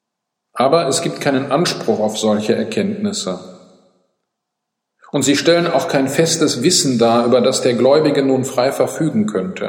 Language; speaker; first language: German; native; German